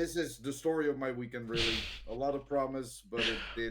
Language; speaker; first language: English; non-native, fluent; Dutch